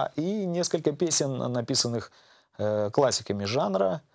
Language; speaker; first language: Russian; native; Russian